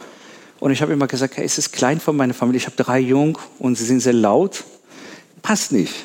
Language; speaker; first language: German; non-native, learner; Persian